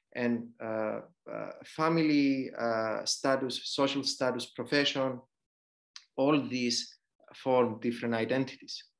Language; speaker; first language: English; non-native, fluent; Greek